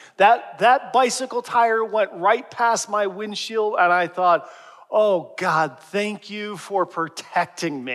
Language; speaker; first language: English; native; English